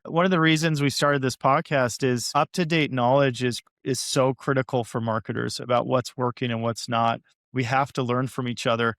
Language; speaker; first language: English; native; English